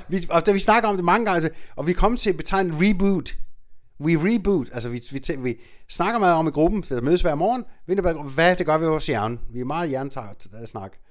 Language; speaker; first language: Danish; native; Danish